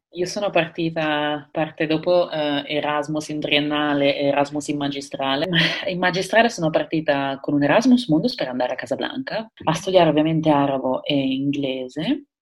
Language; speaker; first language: Italian; native; Italian